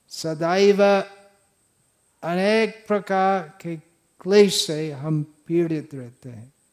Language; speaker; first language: Hindi; non-native, fluent; English